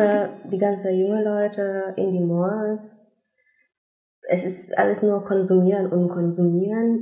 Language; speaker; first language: German; non-native, fluent; Indonesian